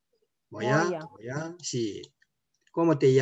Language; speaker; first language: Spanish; non-native, learner; Korean